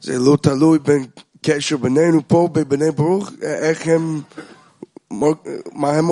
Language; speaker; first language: Hebrew; non-native, fluent; English